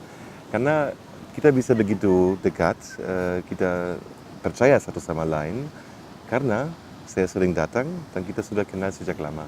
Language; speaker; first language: Indonesian; non-native, fluent; German